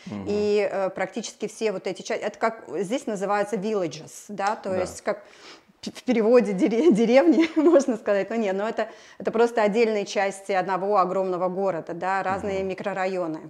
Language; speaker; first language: Russian; native; Russian